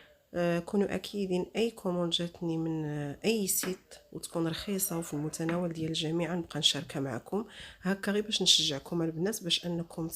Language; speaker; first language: Arabic; native; Arabic